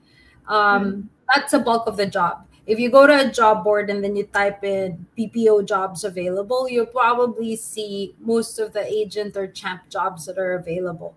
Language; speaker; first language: English; non-native, local second language; Filipino